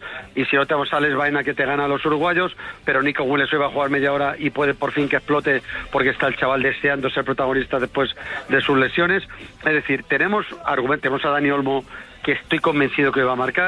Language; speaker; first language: Spanish; native; Spanish